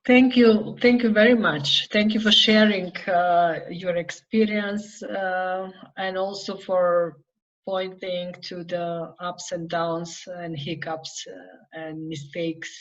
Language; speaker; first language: English; non-native, fluent; Macedonian